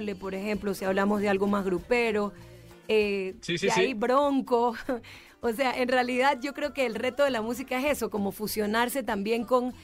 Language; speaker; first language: Spanish; native; Spanish